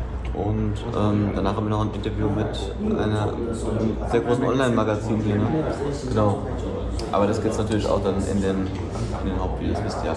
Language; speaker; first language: German; native; German